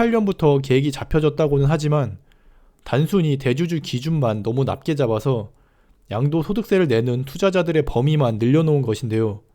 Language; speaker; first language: Korean; native; Korean